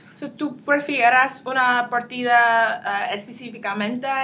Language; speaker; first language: Spanish; non-native, learner; English